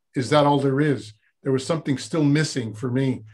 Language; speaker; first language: English; native; English